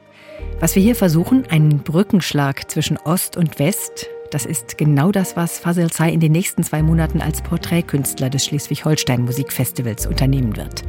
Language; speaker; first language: German; native; German